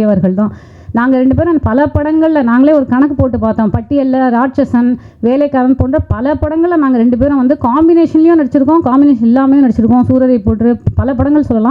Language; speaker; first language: Tamil; native; Tamil